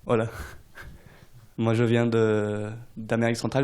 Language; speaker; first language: French; non-native, fluent; Spanish